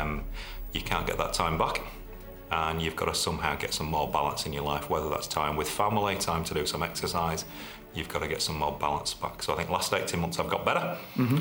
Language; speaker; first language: English; native; English